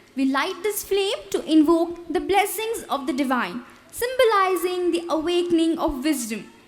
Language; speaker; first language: English; non-native, local second language; Hindi